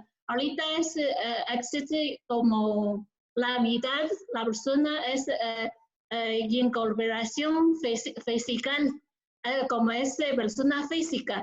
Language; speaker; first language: Spanish; non-native, learner; Chinese